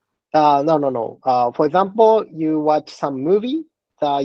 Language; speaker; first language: English; non-native, learner; Japanese